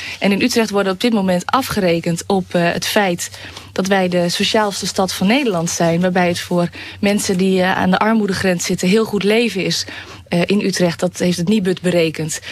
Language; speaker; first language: Dutch; native; Dutch